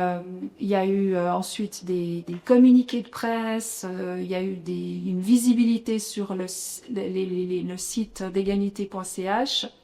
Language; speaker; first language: French; native; French